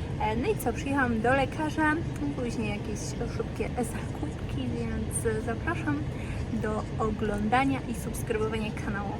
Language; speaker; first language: Polish; native; Polish